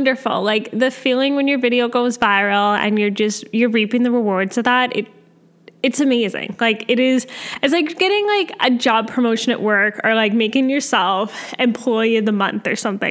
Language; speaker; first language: English; native; English